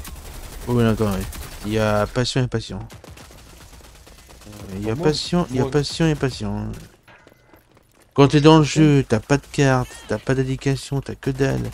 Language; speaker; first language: French; native; French